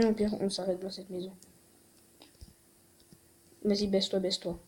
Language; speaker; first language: French; native; French